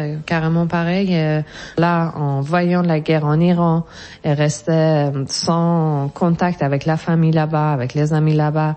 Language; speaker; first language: French; non-native, fluent; Persian